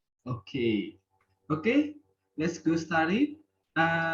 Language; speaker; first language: English; non-native, learner; Indonesian